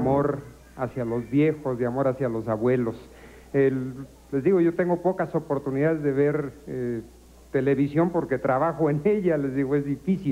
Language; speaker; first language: Spanish; native; Spanish